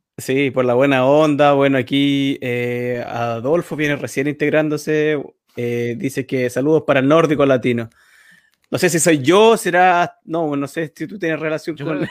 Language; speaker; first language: Spanish; native; Spanish